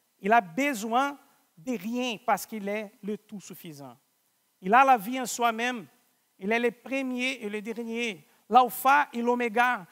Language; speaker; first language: French; non-native, fluent; Portuguese